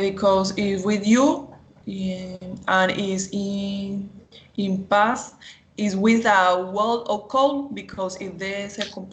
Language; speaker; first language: English; non-native, learner; Spanish